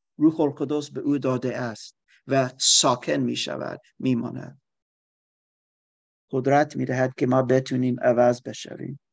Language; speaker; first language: Persian; non-native, learner; German